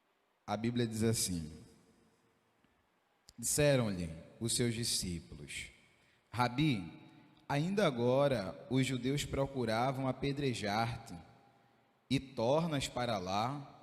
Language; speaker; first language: Portuguese; native; Portuguese